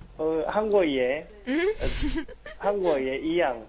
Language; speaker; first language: Chinese; non-native, learner; Korean